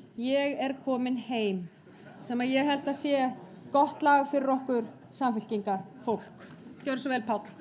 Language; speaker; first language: Icelandic; native; Icelandic